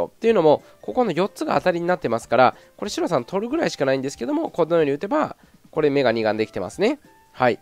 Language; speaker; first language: Japanese; native; Japanese